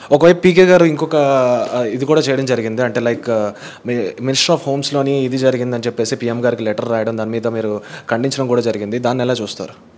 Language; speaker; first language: Telugu; native; Telugu